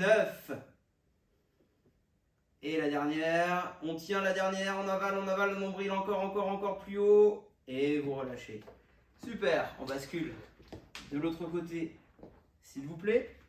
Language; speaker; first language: French; native; French